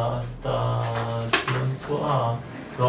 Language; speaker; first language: Spanish; non-native, learner; Polish